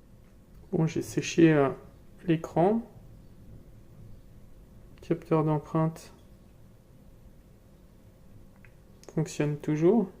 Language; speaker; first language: French; native; French